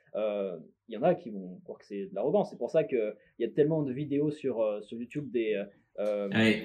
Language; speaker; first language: French; native; French